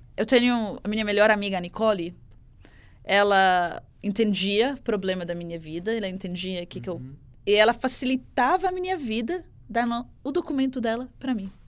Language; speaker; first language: Portuguese; non-native, fluent; Arabic